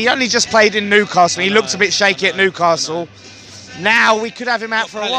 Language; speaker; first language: English; native; English